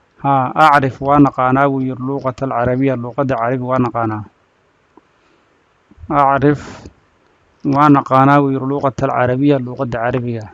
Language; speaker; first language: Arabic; non-native, fluent; Somali